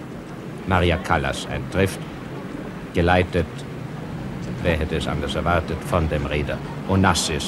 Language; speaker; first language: German; native; German